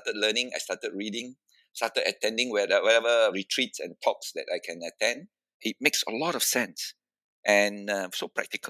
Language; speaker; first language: English; non-native, local second language; Min Nan Chinese